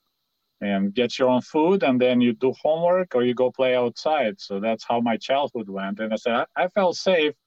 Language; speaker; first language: English; non-native, fluent; Russian